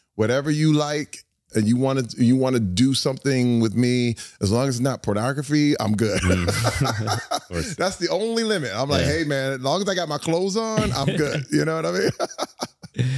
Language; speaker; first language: English; native; English